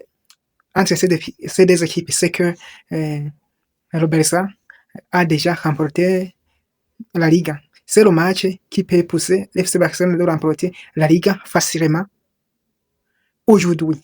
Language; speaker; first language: French; non-native, local second language; Kinyarwanda